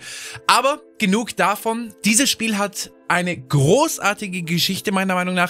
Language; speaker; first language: German; native; German